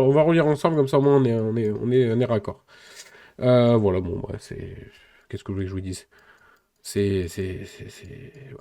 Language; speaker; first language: French; native; French